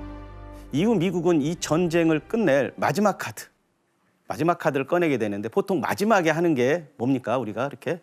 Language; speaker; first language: Korean; native; Korean